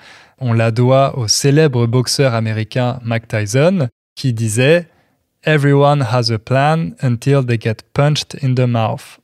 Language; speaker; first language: French; native; French